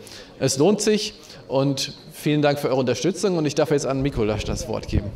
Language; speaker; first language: German; native; German